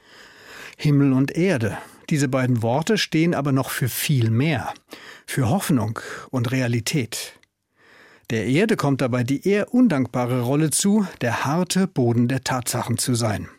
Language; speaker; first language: German; native; German